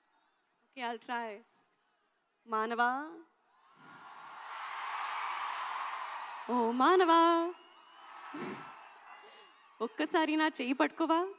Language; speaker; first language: Telugu; non-native, local second language; Hindi